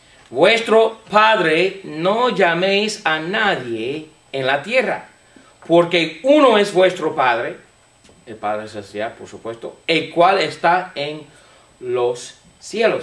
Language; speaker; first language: Spanish; non-native, fluent; English